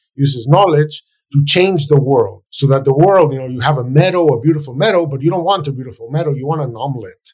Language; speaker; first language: English; non-native, fluent; Spanish